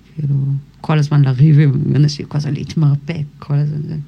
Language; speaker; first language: Hebrew; early bilingual, other home language; English